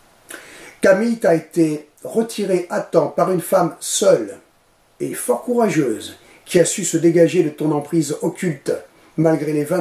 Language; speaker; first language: French; native; French